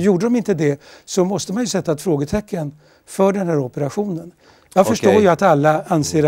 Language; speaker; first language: Swedish; native; Swedish